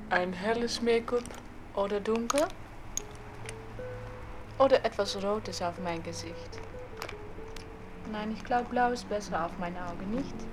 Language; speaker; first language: German; non-native, learner; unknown